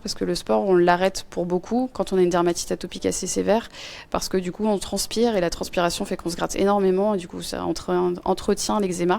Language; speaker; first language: French; native; French